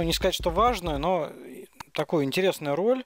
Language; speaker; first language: Russian; native; Russian